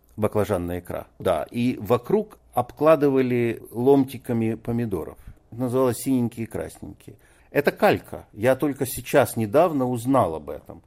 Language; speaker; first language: Russian; native; Russian